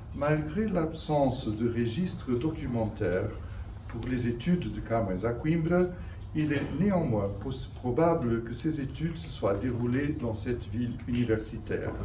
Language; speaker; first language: French; non-native, fluent; Portuguese